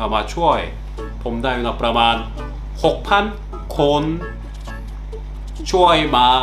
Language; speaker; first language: Thai; non-native, learner; Korean